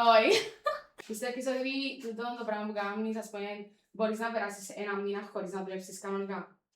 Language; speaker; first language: Greek; early bilingual, other home language; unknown